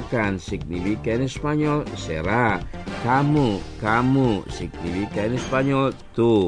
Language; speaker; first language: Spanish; non-native, fluent; Indonesian